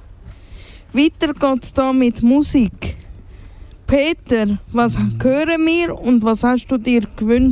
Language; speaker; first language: German; native; German